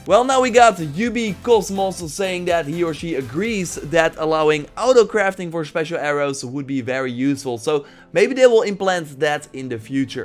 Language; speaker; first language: English; non-native, fluent; Dutch